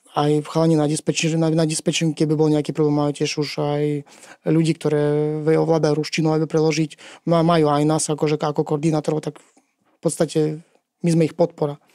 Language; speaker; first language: Slovak; non-native, fluent; Ukrainian